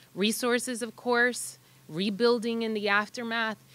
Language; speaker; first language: English; early bilingual, other home language; Spanish